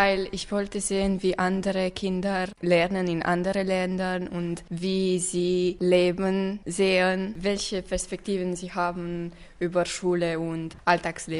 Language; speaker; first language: German; non-native, local second language; Romanian